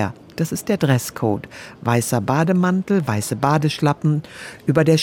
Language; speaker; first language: German; native; German